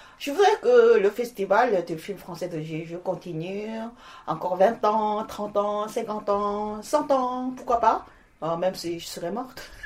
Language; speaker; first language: French; non-native, fluent; Korean